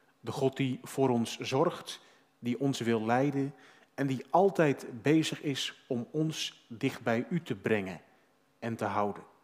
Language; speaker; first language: Dutch; native; Dutch